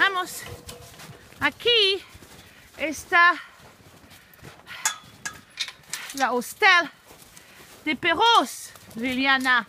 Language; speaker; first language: Spanish; non-native, learner; English